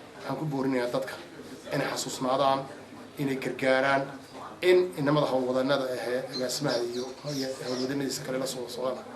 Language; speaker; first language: Somali; native; Somali